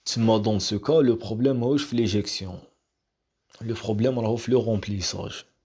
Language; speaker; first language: French; non-native, local second language; Arabic